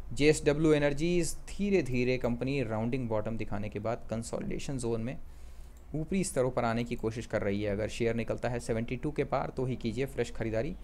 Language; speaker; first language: Hindi; native; Hindi